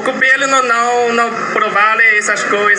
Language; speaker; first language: Portuguese; non-native, learner; Chinese